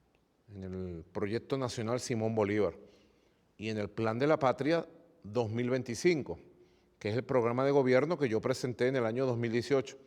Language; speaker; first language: Spanish; native; Spanish